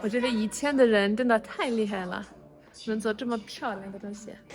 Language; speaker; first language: Chinese; non-native, fluent; Swedish